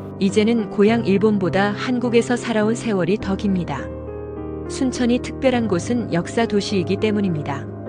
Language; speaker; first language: Korean; non-native, fluent; Japanese